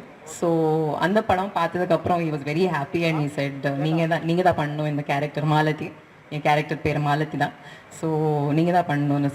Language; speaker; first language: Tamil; non-native, learner; Kannada